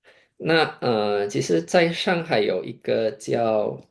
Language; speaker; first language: Chinese; non-native, fluent; Indonesian